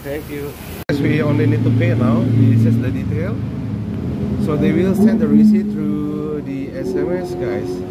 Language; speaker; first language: English; non-native, fluent; Indonesian